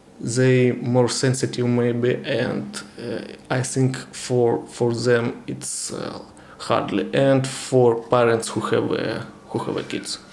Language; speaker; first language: English; non-native, learner; Ukrainian